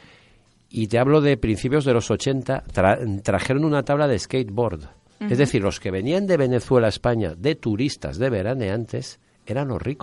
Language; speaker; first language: Spanish; native; Spanish